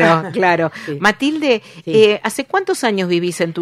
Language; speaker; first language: Spanish; native; Spanish